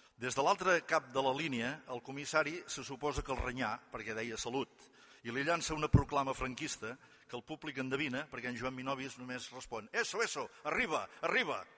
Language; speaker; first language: Catalan; native; Catalan